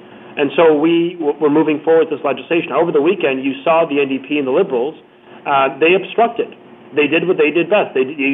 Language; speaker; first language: English; native; English